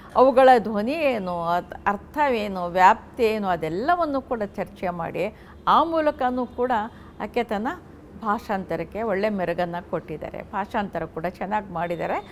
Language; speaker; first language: Kannada; non-native, local second language; Urdu